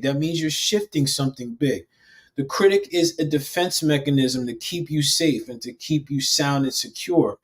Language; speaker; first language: English; native; English